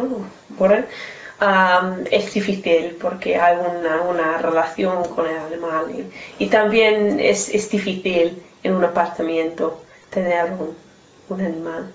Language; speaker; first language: Spanish; non-native, learner; English